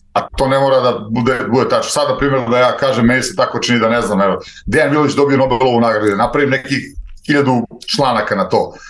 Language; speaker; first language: Serbian; native; Serbian